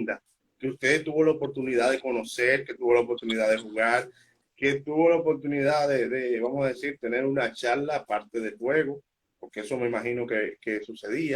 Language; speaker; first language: Spanish; native; Spanish